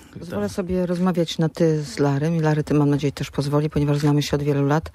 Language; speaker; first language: Polish; native; Polish